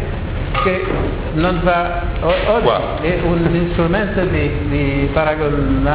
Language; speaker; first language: Italian; non-native, learner; French